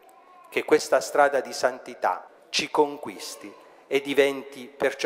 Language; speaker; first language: Italian; native; Italian